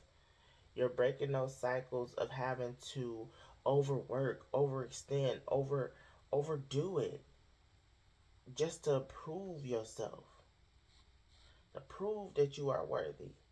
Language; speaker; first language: English; native; English